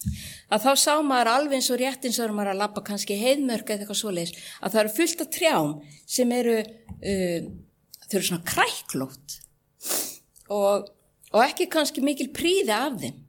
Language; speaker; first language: Icelandic; native; Icelandic